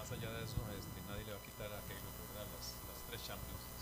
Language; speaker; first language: Spanish; native; Spanish